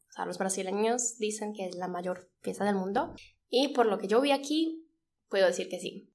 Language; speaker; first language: Spanish; non-native, fluent; Polish